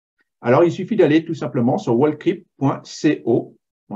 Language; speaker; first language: French; native; French